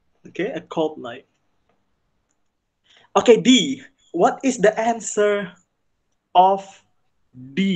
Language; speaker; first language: English; non-native, fluent; Indonesian